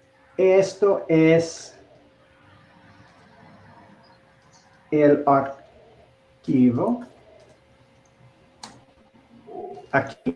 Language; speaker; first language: Spanish; non-native, learner; English